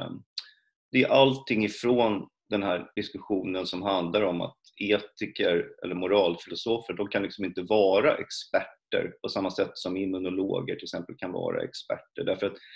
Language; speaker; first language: Swedish; native; Swedish